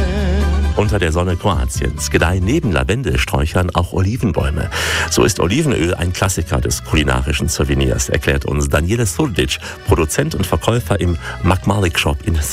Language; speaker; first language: German; native; German